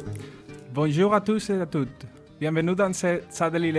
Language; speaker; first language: French; non-native, learner; Spanish